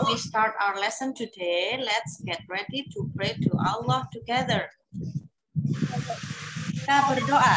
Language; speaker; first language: English; non-native, fluent; Indonesian